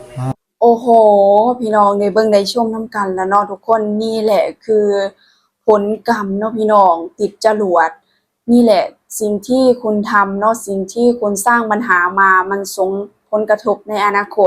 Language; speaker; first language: Thai; non-native, local second language; Lao